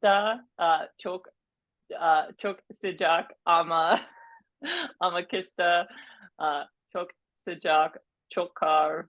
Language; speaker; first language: Turkish; non-native, learner; English